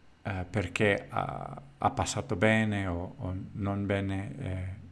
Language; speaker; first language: Italian; non-native, learner; English